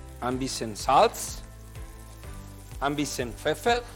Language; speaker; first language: German; non-native, learner; Italian